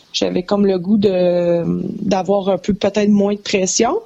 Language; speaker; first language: French; native; French